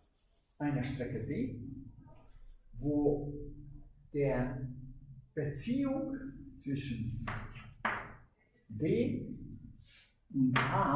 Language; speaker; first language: German; non-native, fluent; Hungarian